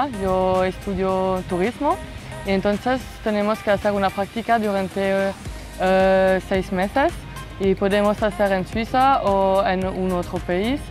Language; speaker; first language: Spanish; non-native, learner; French